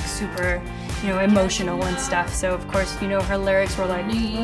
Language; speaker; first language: English; non-native, fluent; Spanish